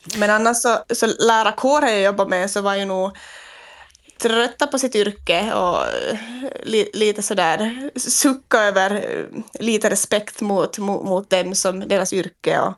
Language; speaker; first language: Swedish; native; Swedish